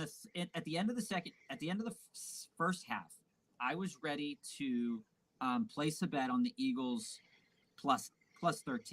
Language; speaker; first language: English; native; English